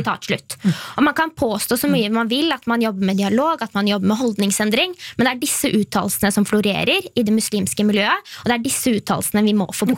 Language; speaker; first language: Norwegian; native; Norwegian